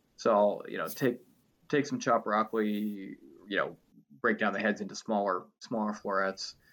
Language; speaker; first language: English; native; English